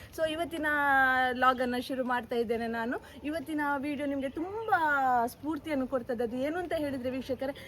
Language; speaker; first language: Kannada; non-native, local second language; Tulu